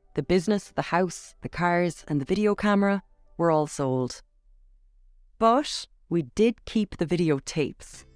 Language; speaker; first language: English; native; English